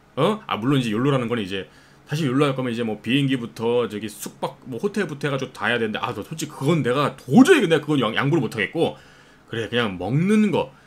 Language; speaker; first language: Korean; native; Korean